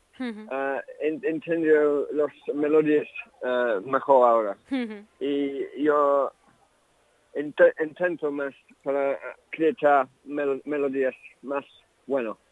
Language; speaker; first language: Spanish; non-native, learner; English